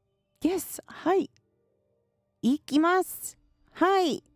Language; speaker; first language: Japanese; non-native, learner; English